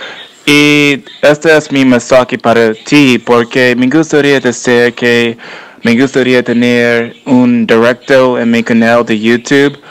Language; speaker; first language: Spanish; non-native, learner; English